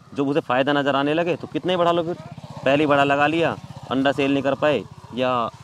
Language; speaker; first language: Hindi; native; Hindi